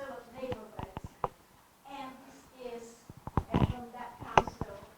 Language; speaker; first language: English; non-native, local second language; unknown